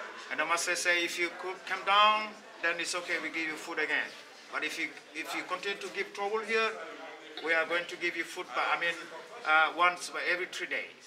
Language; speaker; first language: English; non-native, learner; Wolof